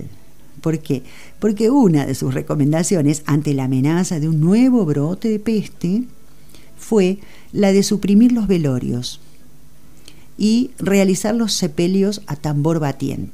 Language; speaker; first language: Spanish; native; Spanish